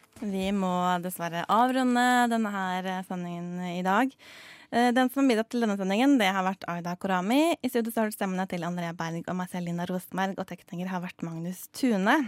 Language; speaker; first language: Norwegian; native; Norwegian